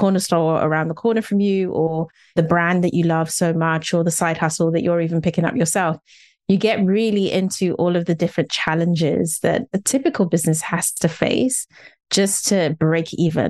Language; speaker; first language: English; native; English